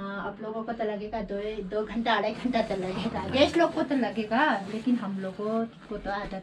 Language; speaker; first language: Hindi; non-native, local second language; Nepali